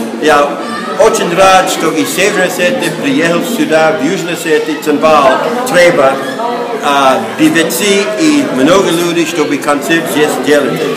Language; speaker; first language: Russian; non-native, learner; English